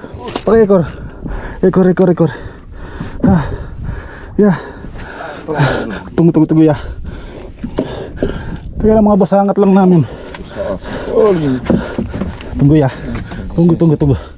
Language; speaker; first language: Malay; non-native, learner; Filipino